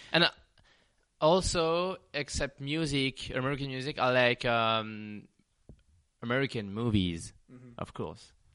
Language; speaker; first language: English; non-native, learner; French